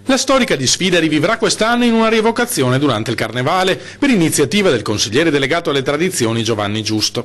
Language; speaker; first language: Italian; native; Italian